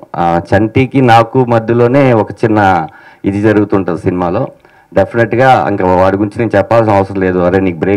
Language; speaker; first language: Telugu; native; Telugu